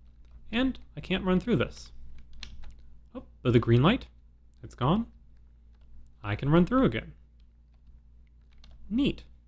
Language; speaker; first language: English; native; English